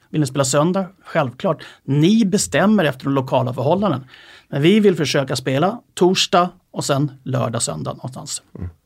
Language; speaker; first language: Swedish; native; Swedish